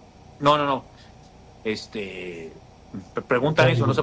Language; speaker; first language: Spanish; native; Spanish